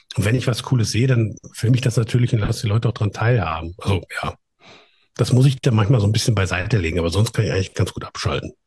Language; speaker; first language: German; native; German